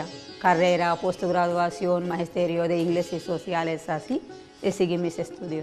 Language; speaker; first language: Spanish; non-native, learner; Telugu